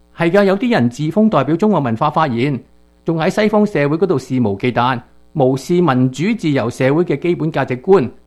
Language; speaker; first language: Chinese; non-native, local second language; Cantonese